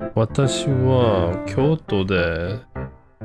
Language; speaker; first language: Japanese; non-native, learner; English